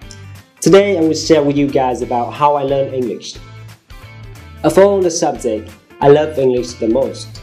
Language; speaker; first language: English; non-native, learner; Vietnamese